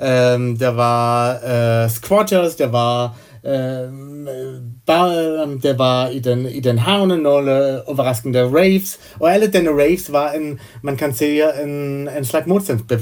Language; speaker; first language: Danish; non-native, fluent; German